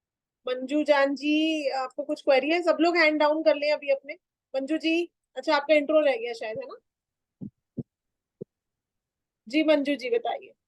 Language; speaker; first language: Hindi; native; Hindi